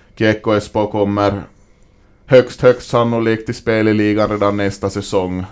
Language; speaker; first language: Swedish; native; Swedish